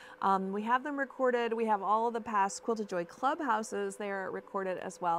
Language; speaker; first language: English; native; English